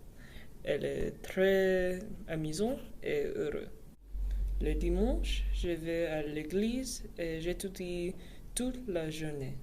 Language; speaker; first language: French; non-native, learner; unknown